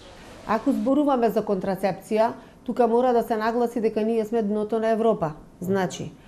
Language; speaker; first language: Macedonian; native; Macedonian